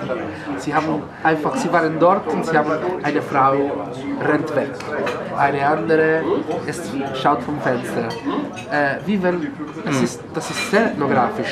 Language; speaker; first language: German; non-native, fluent; Italian